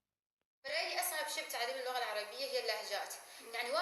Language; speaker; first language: Arabic; non-native, fluent; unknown